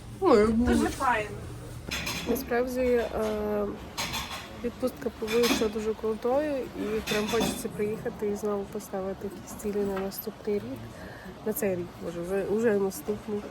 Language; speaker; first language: Ukrainian; native; Ukrainian